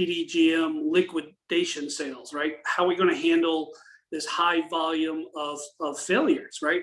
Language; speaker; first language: English; native; English